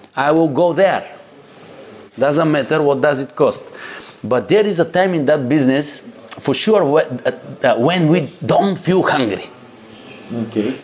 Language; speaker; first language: English; non-native, learner; Bulgarian